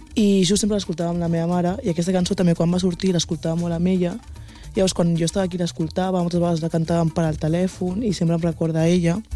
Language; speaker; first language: Catalan; early bilingual, other home language; Wolof